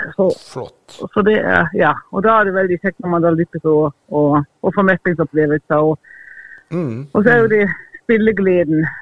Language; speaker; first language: Norwegian; non-native, fluent; German